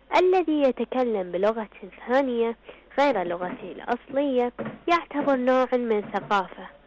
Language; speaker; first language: Arabic; native; Arabic